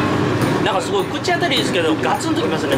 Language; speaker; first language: Japanese; native; Japanese